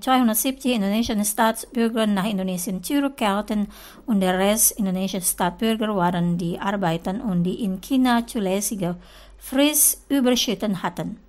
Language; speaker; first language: German; non-native, fluent; Indonesian